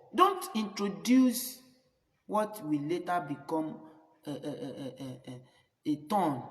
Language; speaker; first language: English; non-native, local second language; Yoruba